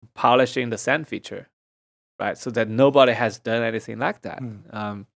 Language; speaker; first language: English; non-native, fluent; Chinese